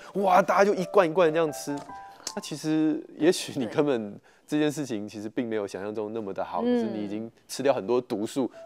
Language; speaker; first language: Chinese; native; Chinese